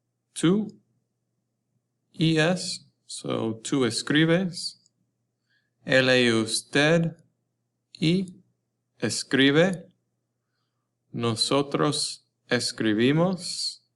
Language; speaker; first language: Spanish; non-native, learner; English